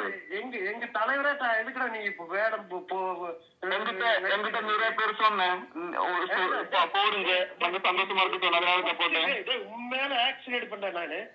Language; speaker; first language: Tamil; native; Tamil